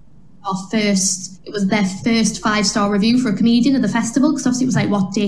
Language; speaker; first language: English; native; English